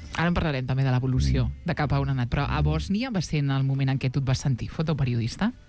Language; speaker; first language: Catalan; native; Catalan